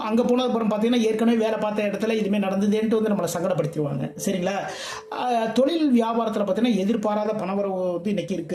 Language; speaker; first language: Tamil; native; Tamil